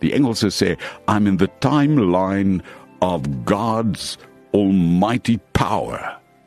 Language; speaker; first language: English; non-native, local second language; Afrikaans